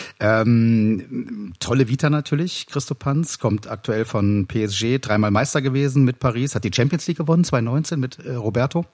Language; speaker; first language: German; native; German